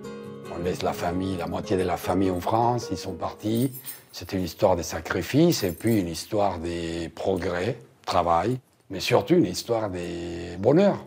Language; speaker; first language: French; early bilingual, heritage; Spanish